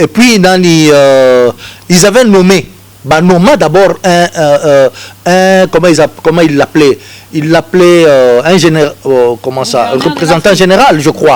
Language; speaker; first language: French; non-native, local second language; Lingala